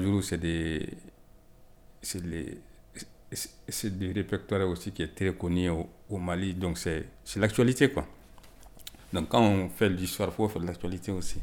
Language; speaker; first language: French; non-native, local second language; Bambara